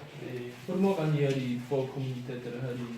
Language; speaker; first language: Swedish; non-native, fluent; Polish